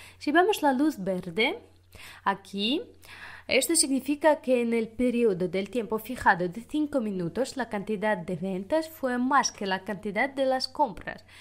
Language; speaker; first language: Spanish; non-native, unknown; Russian